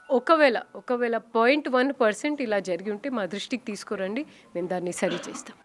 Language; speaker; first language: Telugu; non-native, fluent; Hindi